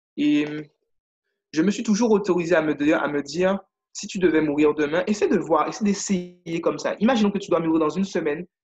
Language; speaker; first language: French; native; French